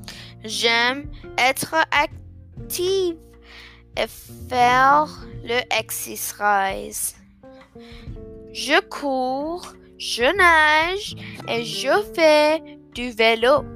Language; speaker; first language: French; non-native, learner; English